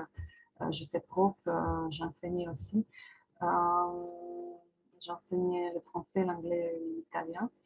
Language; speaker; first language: French; non-native, fluent; Croatian